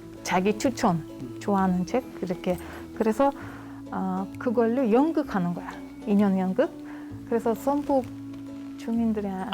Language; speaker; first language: Korean; non-native, learner; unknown